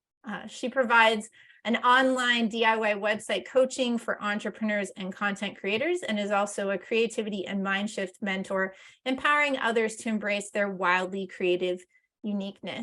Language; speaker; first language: English; native; English